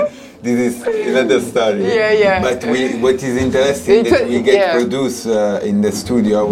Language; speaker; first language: English; non-native, learner; Italian